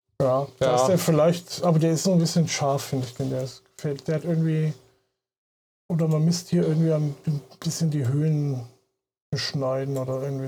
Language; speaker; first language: German; native; German